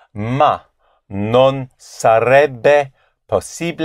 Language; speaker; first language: Italian; non-native, learner; English